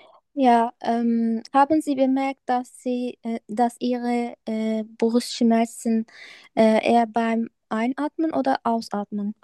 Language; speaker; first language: German; non-native, learner; Turkish